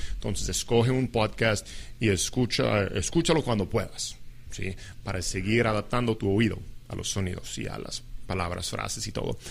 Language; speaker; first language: Spanish; non-native, fluent; English